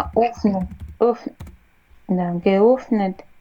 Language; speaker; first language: German; non-native, learner; Ukrainian